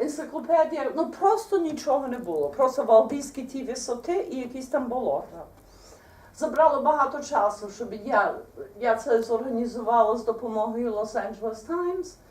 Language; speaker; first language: Ukrainian; early bilingual, heritage; Ukrainian